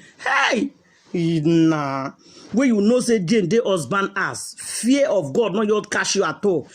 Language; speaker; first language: Nigerian Pidgin; native; Nigerian Pidgin